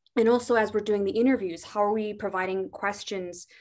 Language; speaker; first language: English; native; English